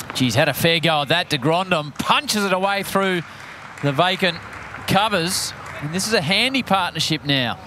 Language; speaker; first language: English; native; English